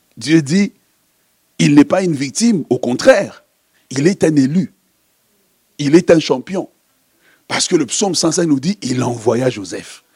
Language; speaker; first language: French; non-native, local second language; Lingala